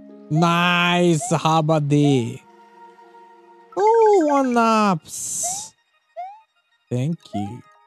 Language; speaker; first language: English; non-native, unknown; Japanese